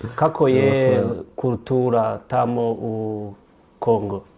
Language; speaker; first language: Bosnian; non-native, learner; Rundi